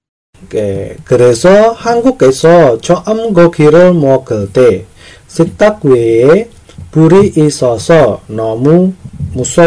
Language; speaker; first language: Korean; non-native, fluent; Indonesian